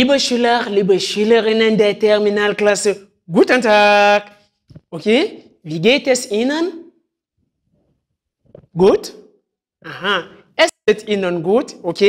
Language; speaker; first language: German; non-native, fluent; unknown